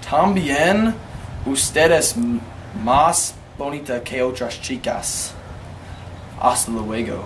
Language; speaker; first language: Spanish; non-native, learner; English